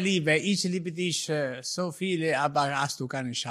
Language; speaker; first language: German; non-native, learner; Italian